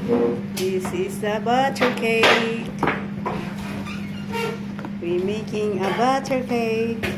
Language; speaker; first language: English; non-native, local second language; Filipino